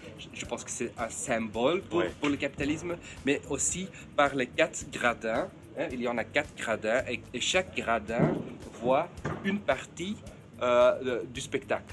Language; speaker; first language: French; non-native, fluent; Dutch